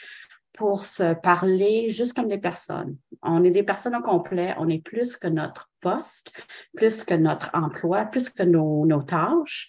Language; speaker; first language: French; non-native, local second language; English